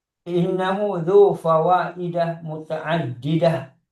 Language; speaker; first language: Arabic; non-native, learner; Indonesian